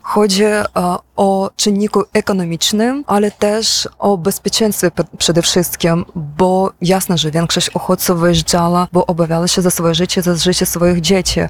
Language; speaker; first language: Polish; non-native, fluent; Ukrainian